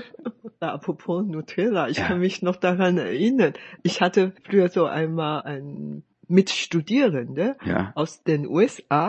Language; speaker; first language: German; non-native, fluent; Chinese